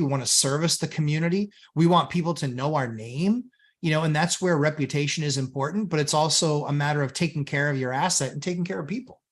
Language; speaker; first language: English; native; English